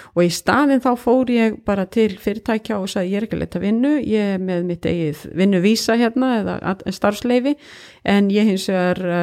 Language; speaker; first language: Icelandic; native; Icelandic